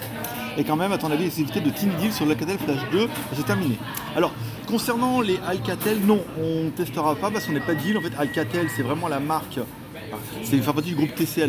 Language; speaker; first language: French; native; French